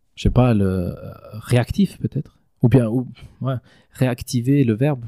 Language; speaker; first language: French; native; French